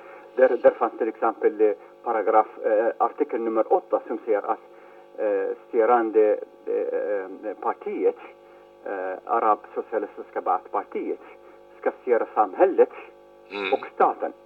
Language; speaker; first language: Swedish; non-native, fluent; Arabic